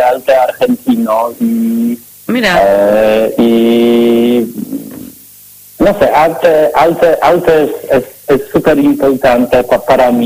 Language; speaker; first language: Spanish; non-native, learner; Polish